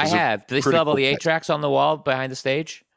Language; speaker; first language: English; native; English